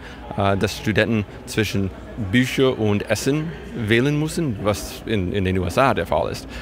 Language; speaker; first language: German; non-native, fluent; English